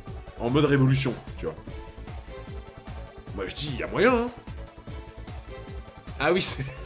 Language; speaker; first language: French; native; French